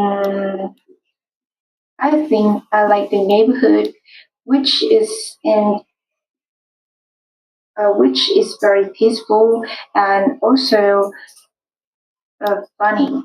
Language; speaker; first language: English; non-native, learner; Vietnamese